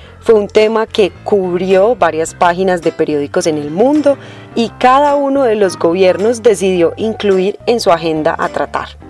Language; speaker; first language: Spanish; native; Spanish